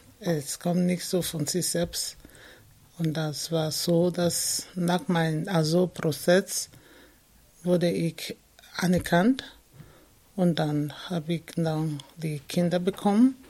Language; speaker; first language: German; non-native, fluent; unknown